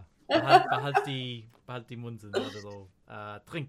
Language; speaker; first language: German; non-native, fluent; English